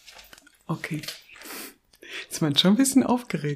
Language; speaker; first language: German; native; German